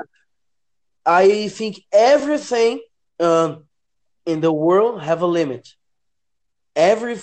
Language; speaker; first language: English; non-native, learner; Portuguese